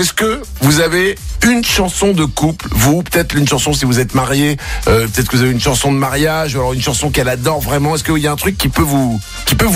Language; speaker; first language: French; native; French